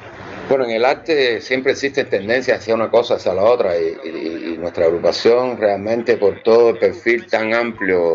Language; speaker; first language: Spanish; native; Spanish